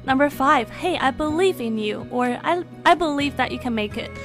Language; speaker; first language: English; non-native, fluent; Chinese